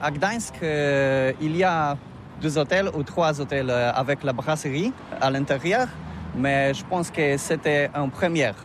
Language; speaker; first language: French; non-native, learner; Polish